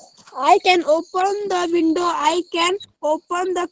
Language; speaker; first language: English; non-native, learner; Marathi